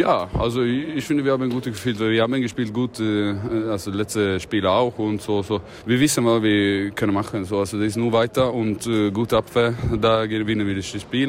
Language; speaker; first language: German; non-native, learner; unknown